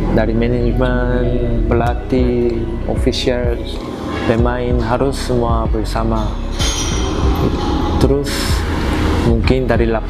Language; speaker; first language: Indonesian; non-native, learner; Korean